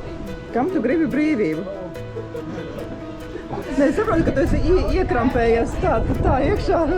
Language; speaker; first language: Latvian; native; Latvian